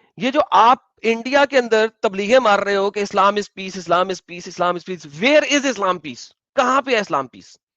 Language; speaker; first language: Urdu; native; Urdu